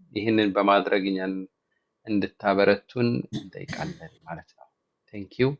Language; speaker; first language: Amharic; native; Amharic